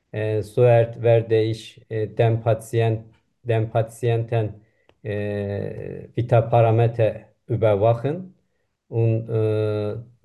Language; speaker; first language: German; non-native, learner; Turkish